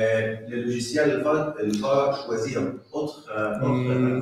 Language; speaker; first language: French; non-native, learner; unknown